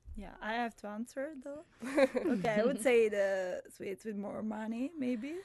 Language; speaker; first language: English; non-native, fluent; Italian